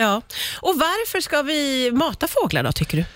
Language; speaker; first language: Swedish; native; Swedish